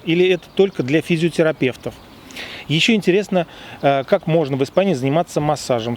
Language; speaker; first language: Russian; native; Russian